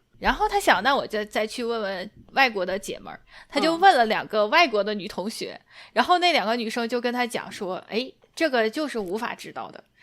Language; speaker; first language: Chinese; native; Chinese